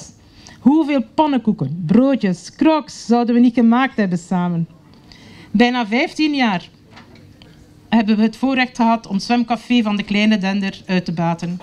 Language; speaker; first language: Dutch; native; Dutch